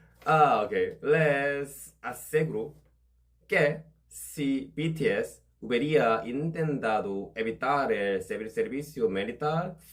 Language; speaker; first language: Spanish; non-native, learner; Korean